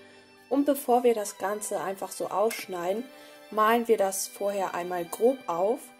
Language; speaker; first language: German; native; German